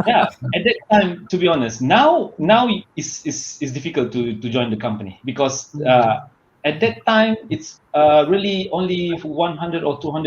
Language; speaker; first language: English; non-native, learner; Malay